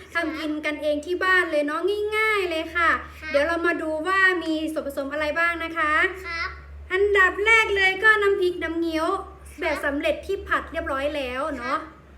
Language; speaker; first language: Thai; native; Thai